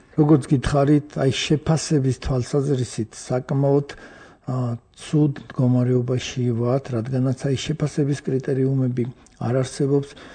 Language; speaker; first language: Georgian; native; Georgian